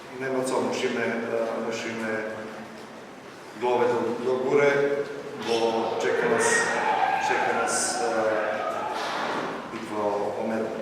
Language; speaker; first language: Polish; non-native, fluent; Slovenian